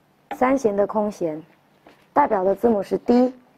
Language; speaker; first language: Chinese; native; Chinese